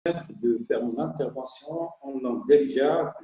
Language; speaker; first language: French; non-native, local second language; Arabic